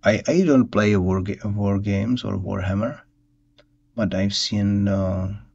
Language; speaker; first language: English; non-native, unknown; Czech